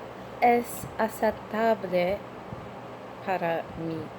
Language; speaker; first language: Spanish; non-native, learner; English